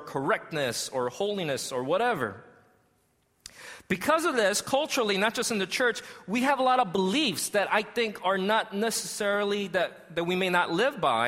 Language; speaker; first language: English; native; English